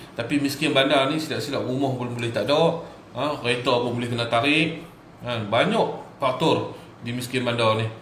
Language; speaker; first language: Malay; native; Malay